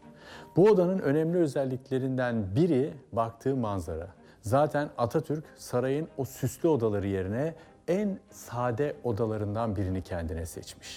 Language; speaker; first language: Turkish; native; Turkish